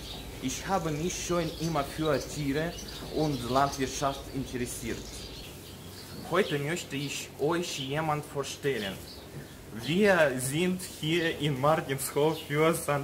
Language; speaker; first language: German; non-native, fluent; Russian